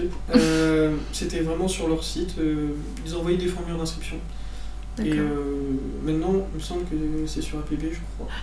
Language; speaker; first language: French; native; French